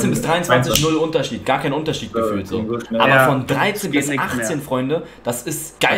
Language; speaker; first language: German; native; German